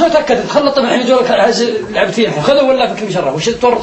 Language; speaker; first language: Arabic; native; Arabic